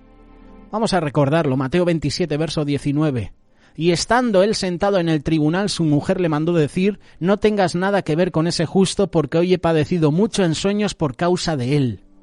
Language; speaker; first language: Spanish; native; Spanish